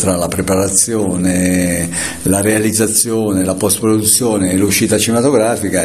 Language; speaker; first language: Italian; native; Italian